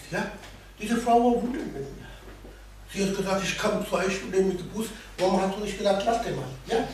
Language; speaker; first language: German; non-native, learner; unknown